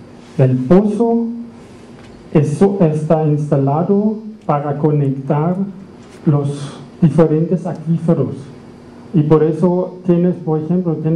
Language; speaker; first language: Spanish; non-native, fluent; German